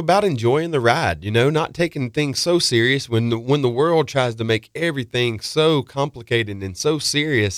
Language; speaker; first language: English; native; English